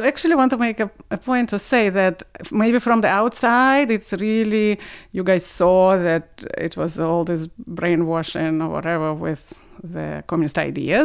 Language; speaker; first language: English; non-native, fluent; Russian